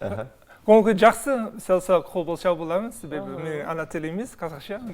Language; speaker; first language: Kazakh; non-native, learner; Dutch